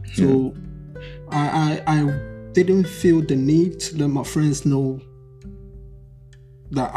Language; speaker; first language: English; non-native, local second language; Akan